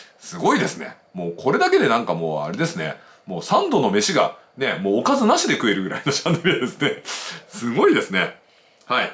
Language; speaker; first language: Japanese; native; Japanese